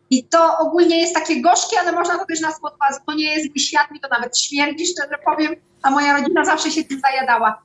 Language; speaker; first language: Polish; native; Polish